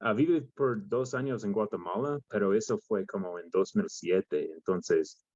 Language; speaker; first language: Spanish; non-native, learner; English